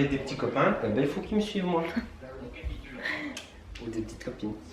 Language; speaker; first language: French; native; French